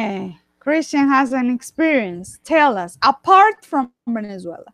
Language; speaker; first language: English; non-native, fluent; Spanish